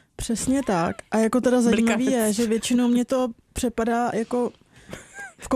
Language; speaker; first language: Czech; native; Czech